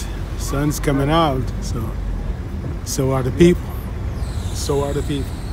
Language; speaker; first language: English; native; English